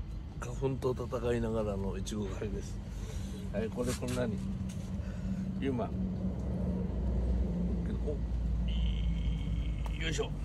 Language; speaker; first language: Japanese; native; Japanese